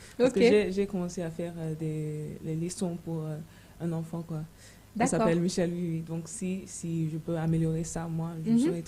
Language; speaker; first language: French; non-native, fluent; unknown